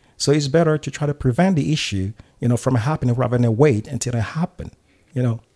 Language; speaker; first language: English; non-native, fluent; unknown